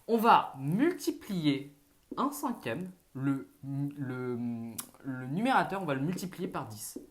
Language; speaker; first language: French; native; French